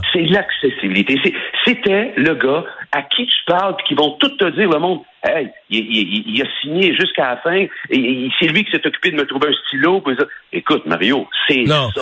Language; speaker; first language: French; native; French